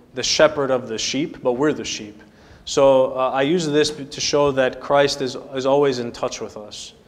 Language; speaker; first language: English; native; English